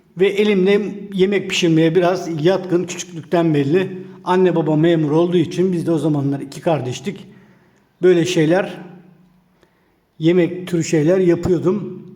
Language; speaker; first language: Turkish; native; Turkish